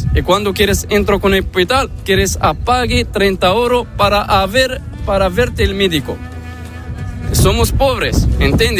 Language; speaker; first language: Spanish; non-native, learner; Arabic